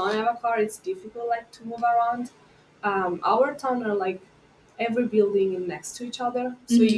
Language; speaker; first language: English; non-native, fluent; Italian